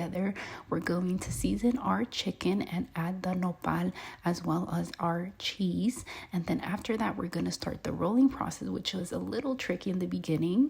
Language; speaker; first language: English; early bilingual, other home language; Spanish